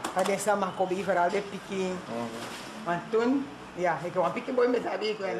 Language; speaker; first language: Dutch; non-native, local second language; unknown